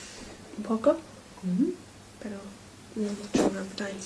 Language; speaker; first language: Spanish; non-native, learner; English